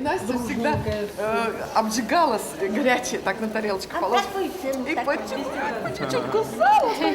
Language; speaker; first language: Russian; native; Russian